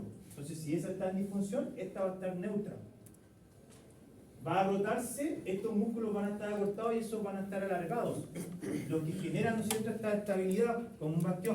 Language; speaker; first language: Spanish; native; Spanish